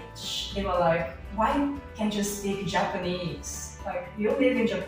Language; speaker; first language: English; non-native, fluent; Portuguese